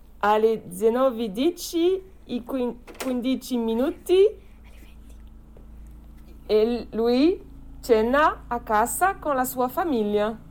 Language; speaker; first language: Italian; non-native, learner; French